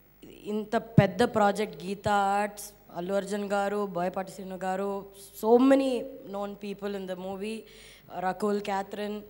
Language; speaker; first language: Telugu; non-native, fluent; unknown